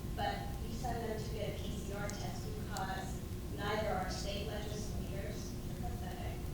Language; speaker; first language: English; early bilingual, other home language; Italian